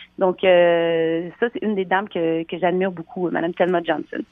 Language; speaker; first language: French; native; French